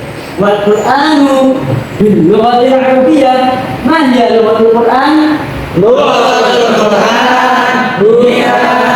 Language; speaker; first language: Arabic; non-native, fluent; Indonesian